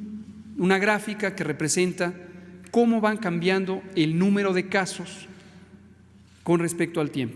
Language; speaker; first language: Spanish; native; Spanish